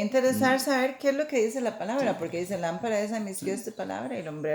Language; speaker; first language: Spanish; native; Spanish